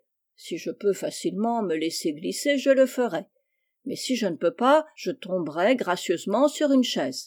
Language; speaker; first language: French; native; French